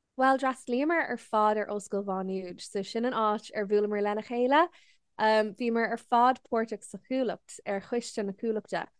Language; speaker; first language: Irish; non-native, local second language; English